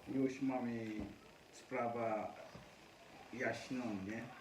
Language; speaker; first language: Polish; non-native, learner; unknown